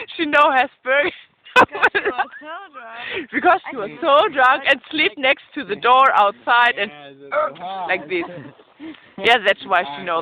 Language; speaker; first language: English; non-native, learner; German